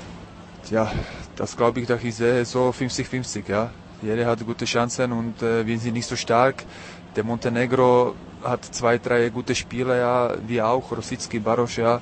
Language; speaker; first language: German; non-native, learner; Czech